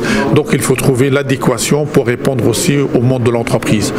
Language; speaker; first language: French; non-native, local second language; Arabic